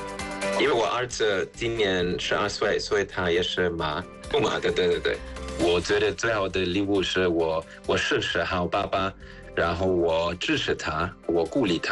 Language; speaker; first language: Chinese; non-native, fluent; German